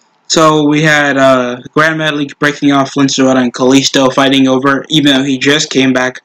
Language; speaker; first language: English; native; English